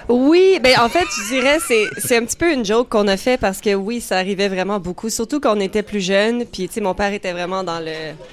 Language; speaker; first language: French; native; French